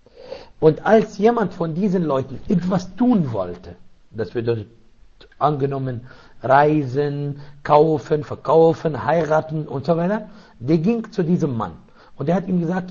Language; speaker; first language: German; non-native, fluent; Arabic